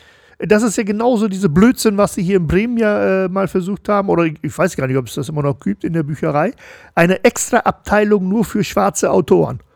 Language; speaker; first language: German; native; German